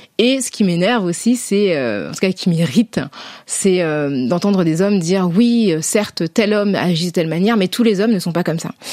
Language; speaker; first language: French; native; French